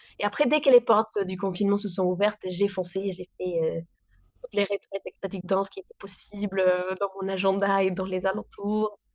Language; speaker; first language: French; non-native, fluent; Spanish